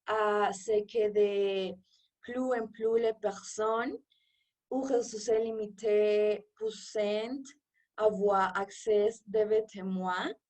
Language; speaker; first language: French; non-native, learner; Spanish